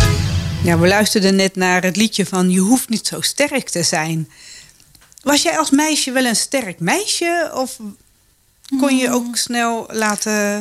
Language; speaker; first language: Dutch; native; Dutch